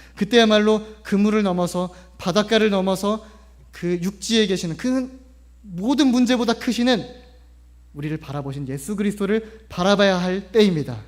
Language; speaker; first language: Korean; native; Korean